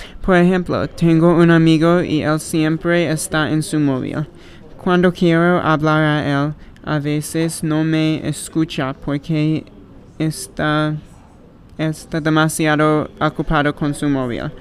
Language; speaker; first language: Spanish; non-native, learner; English